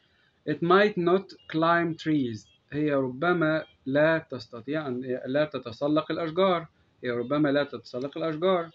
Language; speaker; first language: Arabic; native; Arabic